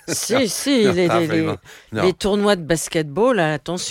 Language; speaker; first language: French; native; French